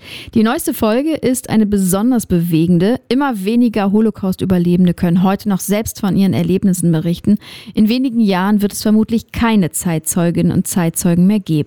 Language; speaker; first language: German; native; German